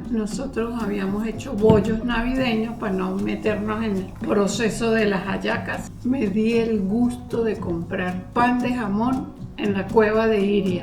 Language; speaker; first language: Spanish; native; Spanish